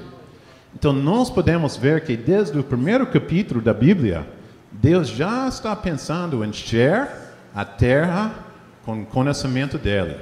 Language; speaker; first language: Portuguese; non-native, fluent; English